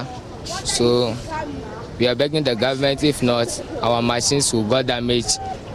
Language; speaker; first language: English; non-native, local second language; Ewe